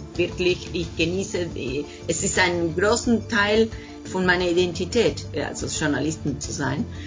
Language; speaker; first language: German; non-native, fluent; Spanish